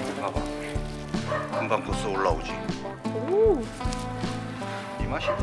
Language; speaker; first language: Korean; native; Korean